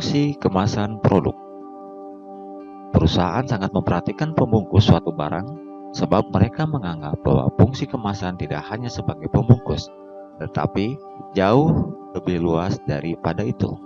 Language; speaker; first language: Indonesian; native; Indonesian